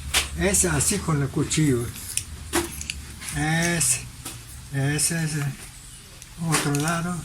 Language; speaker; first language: Spanish; non-native, local second language; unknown